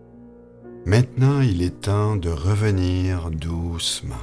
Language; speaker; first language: French; native; French